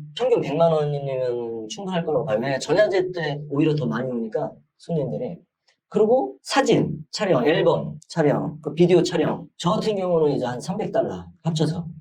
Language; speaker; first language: Korean; native; Korean